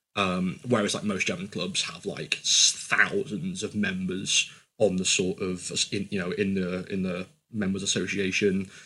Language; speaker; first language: English; native; English